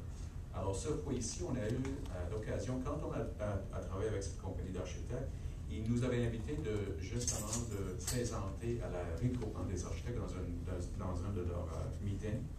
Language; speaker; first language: French; non-native, local second language; English